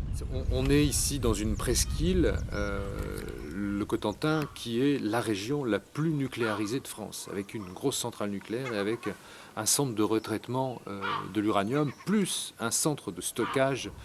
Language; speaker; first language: French; native; French